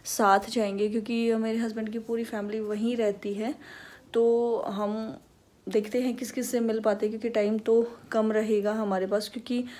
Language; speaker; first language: Hindi; native; Hindi